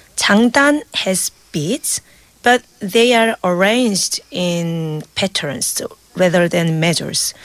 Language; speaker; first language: English; non-native, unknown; Korean